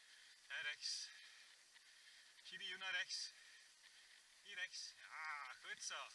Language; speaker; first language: Dutch; native; Dutch